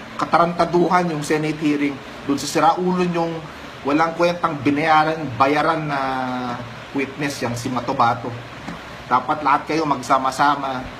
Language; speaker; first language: Filipino; native; Filipino